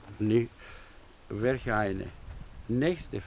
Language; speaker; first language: German; non-native, learner; Bulgarian